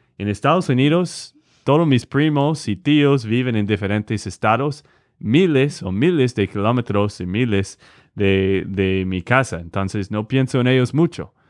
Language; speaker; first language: Spanish; non-native, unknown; English